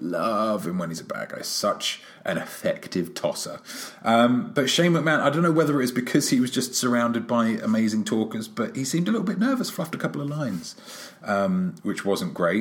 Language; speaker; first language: English; native; English